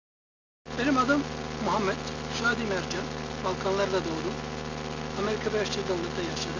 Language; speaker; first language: Turkish; non-native, fluent; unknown